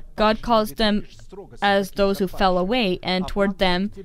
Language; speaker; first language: English; non-native, fluent; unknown